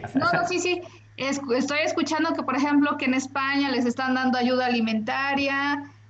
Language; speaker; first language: Spanish; native; Spanish